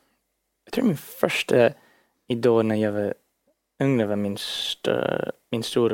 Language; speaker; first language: Swedish; early bilingual, heritage; English